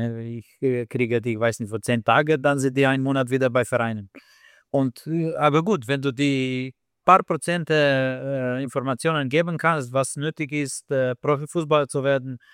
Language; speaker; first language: German; non-native, fluent; Slovenian